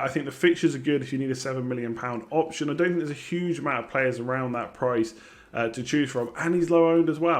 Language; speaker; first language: English; native; English